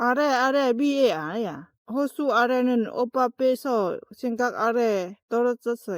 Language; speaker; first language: Korean; non-native, learner; Lao